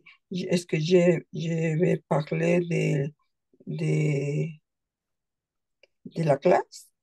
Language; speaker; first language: French; non-native, learner; Spanish